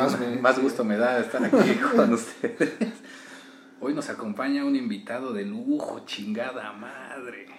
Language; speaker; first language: Spanish; native; Spanish